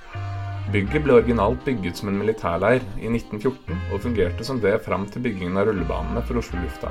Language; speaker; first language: Norwegian; native; Norwegian